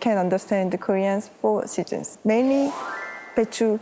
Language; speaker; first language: English; non-native, learner; Korean